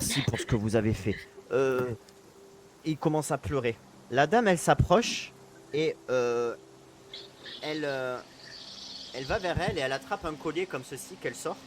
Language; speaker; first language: French; native; French